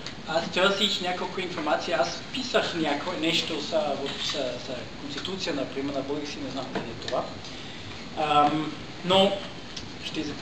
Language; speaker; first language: Bulgarian; non-native, learner; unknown